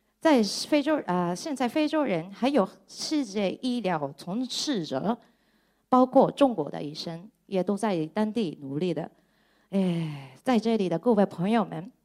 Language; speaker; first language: Chinese; non-native, fluent; Japanese